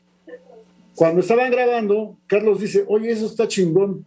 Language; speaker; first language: Spanish; native; Spanish